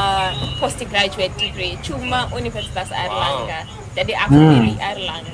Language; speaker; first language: Indonesian; non-native, fluent; Shona